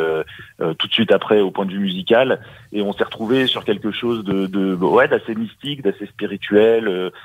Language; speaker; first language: French; native; French